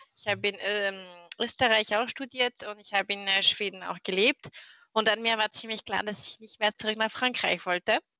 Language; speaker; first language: German; non-native, fluent; French